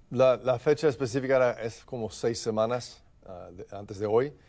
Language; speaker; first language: Spanish; non-native, fluent; English